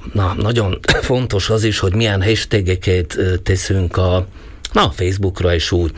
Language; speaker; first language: Hungarian; non-native, local second language; Slovak